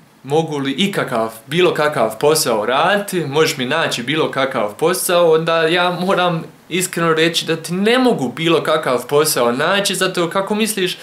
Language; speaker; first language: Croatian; early bilingual, heritage; Croatian